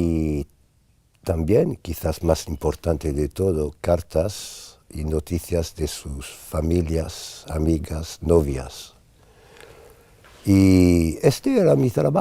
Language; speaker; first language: Spanish; non-native, fluent; English